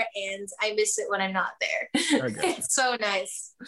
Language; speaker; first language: English; native; English